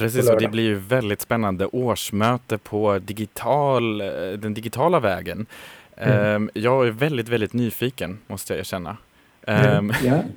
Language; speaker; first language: Swedish; native; Swedish